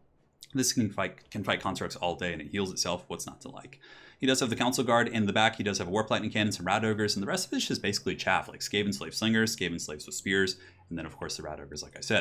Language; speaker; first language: English; native; English